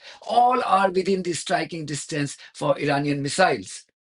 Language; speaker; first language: English; non-native, local second language; Hindi